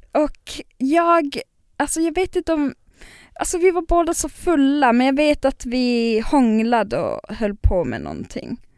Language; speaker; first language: Swedish; non-native, local second language; Northern Sami